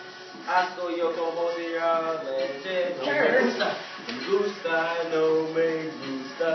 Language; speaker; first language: Spanish; non-native, learner; English